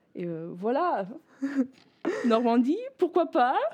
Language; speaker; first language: French; non-native, fluent; German